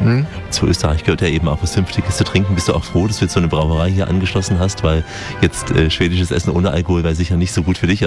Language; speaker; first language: German; native; German